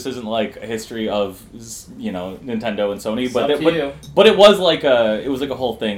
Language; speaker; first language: English; native; English